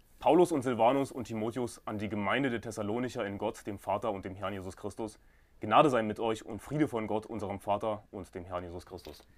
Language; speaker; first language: German; native; German